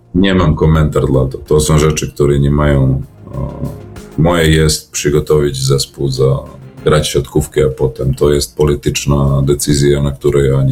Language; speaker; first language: Polish; non-native, learner; Serbian